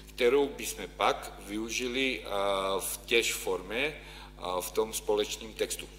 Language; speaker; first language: Czech; non-native, fluent; Ukrainian